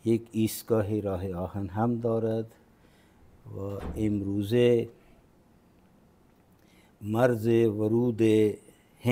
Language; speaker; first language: Persian; non-native, fluent; Punjabi